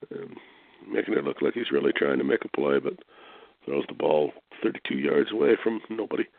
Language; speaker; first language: English; native; English